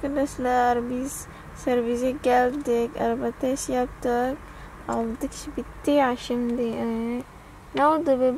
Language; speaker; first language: Turkish; non-native, learner; Indonesian